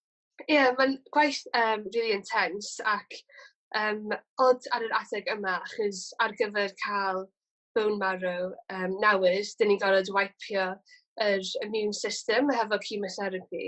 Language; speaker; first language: Welsh; native; Welsh